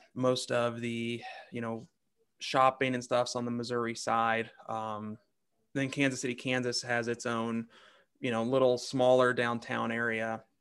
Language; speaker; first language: English; native; English